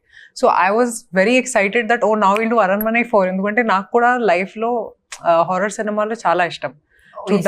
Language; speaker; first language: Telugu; non-native, fluent; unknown